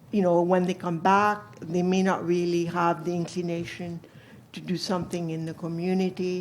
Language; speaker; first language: English; non-native, fluent; French